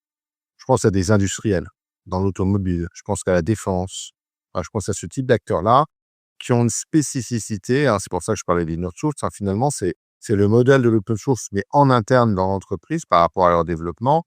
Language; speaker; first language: French; native; French